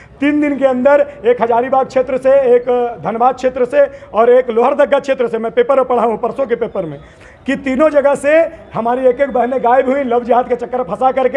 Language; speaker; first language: Hindi; native; Hindi